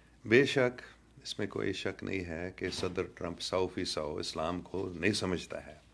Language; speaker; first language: Urdu; non-native, local second language; English